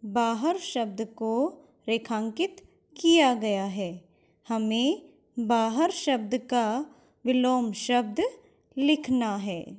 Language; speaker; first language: Hindi; native; Hindi